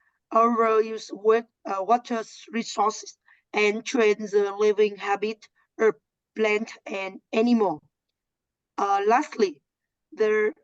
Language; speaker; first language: English; non-native, learner; Vietnamese